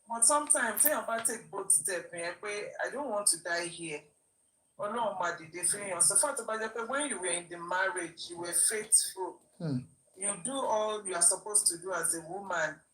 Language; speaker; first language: English; non-native, local second language; Yoruba